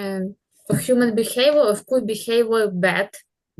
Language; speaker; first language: English; non-native, learner; Ukrainian